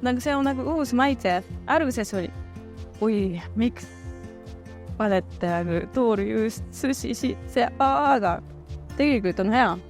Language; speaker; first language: Estonian; non-native, learner; Japanese